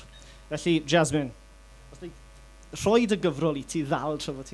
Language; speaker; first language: Welsh; native; Welsh